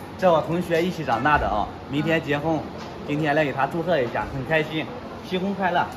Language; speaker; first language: Chinese; native; Chinese